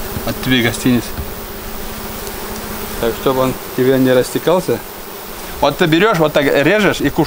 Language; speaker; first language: Russian; non-native, local second language; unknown